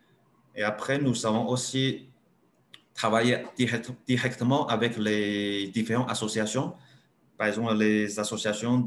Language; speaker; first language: French; non-native, learner; Chinese